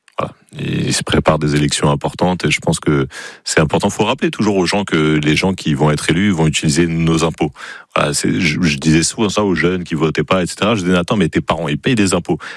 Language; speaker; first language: French; native; French